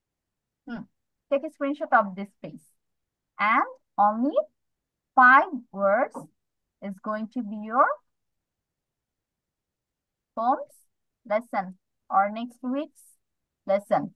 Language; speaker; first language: English; non-native, fluent; Bangla